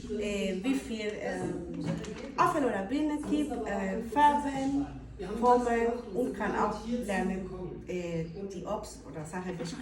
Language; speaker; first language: German; non-native, learner; Spanish